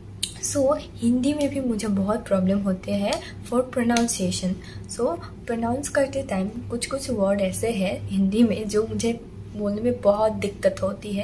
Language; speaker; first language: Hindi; non-native, local second language; Assamese